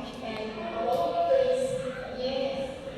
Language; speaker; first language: English; non-native, learner; Indonesian